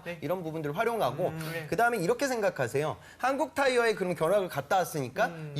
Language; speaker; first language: Korean; native; Korean